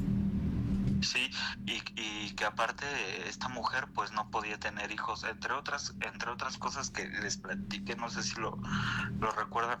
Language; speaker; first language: Spanish; native; Spanish